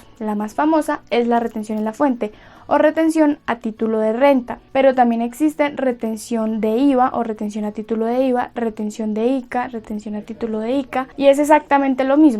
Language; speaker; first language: Spanish; native; Spanish